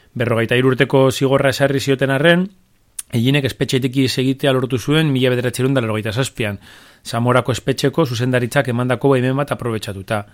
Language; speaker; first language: Basque; native; Basque